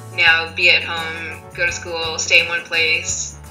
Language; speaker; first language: English; native; English